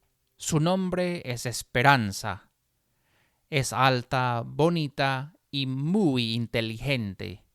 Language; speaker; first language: Spanish; non-native, fluent; English